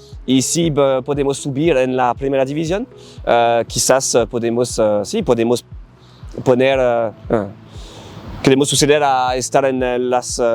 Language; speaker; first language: Spanish; non-native, learner; French